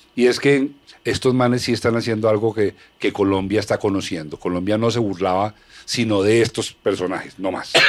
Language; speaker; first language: Spanish; native; Spanish